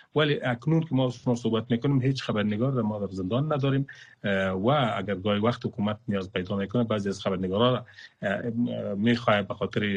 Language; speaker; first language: Persian; non-native, local second language; Pashto